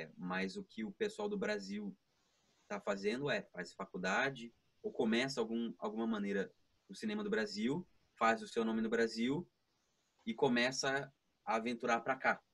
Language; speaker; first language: Portuguese; early bilingual, heritage; Portuguese